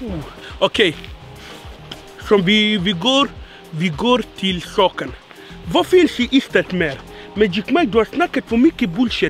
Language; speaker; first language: Swedish; non-native, fluent; Arabic